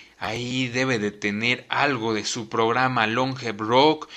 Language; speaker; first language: Spanish; native; Spanish